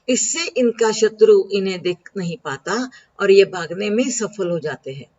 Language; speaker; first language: Hindi; non-native, local second language; Marathi